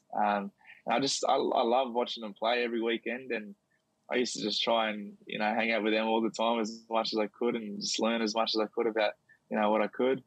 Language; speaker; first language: English; native; English